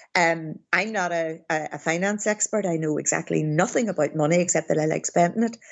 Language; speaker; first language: English; native; English